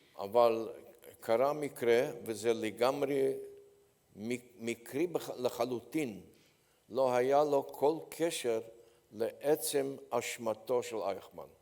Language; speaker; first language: Hebrew; non-native, fluent; Polish